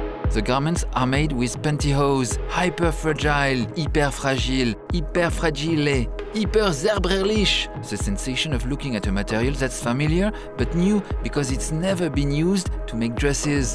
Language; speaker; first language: English; non-native, fluent; French